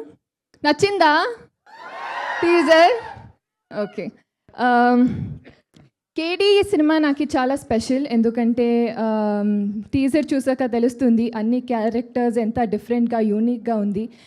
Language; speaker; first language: Telugu; non-native, learner; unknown